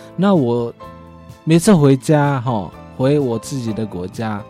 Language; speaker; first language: Chinese; non-native, fluent; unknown